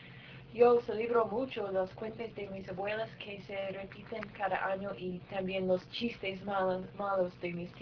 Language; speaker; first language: Spanish; non-native, learner; English